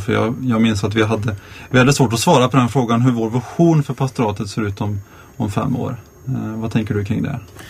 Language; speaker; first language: Swedish; native; Swedish